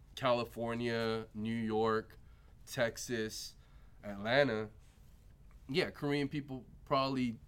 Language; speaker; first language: English; early bilingual, other home language; Korean